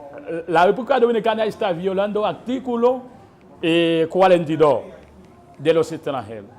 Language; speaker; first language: Spanish; non-native, learner; Haitian Creole